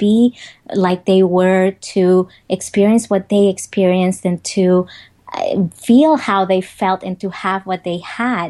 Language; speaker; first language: English; non-native, fluent; Spanish